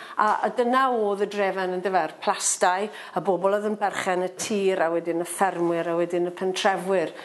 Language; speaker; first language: Welsh; non-native, local second language; English